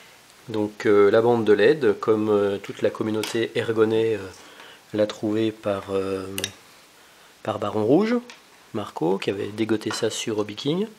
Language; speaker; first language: French; native; French